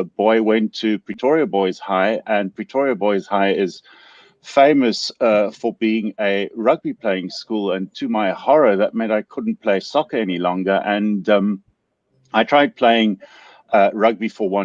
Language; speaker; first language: English; native; English